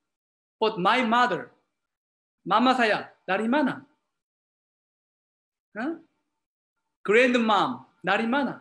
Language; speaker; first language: Indonesian; non-native, learner; Korean